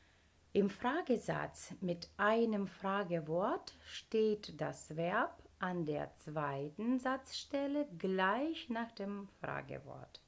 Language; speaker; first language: German; non-native, fluent; Ukrainian